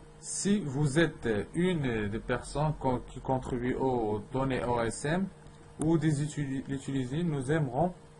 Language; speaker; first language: French; non-native, learner; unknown